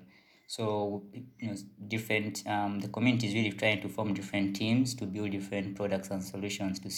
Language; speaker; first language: English; non-native, local second language; Ganda